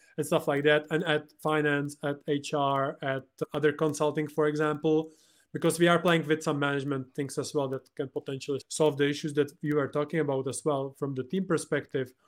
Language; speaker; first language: English; non-native, fluent; Czech